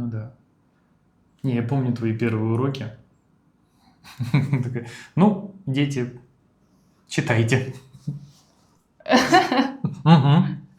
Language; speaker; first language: Russian; native; Russian